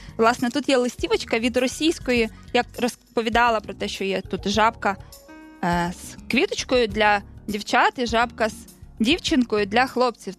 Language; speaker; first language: Ukrainian; native; Ukrainian